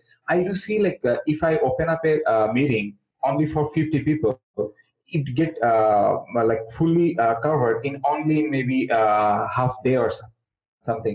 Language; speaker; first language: English; non-native, local second language; Bangla